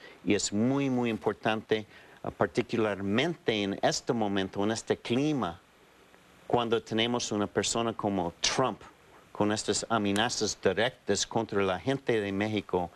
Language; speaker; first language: Spanish; non-native, fluent; English